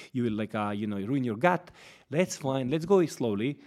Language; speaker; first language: English; non-native, fluent; Serbian